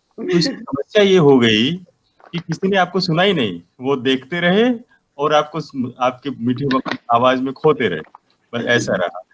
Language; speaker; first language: Hindi; native; Hindi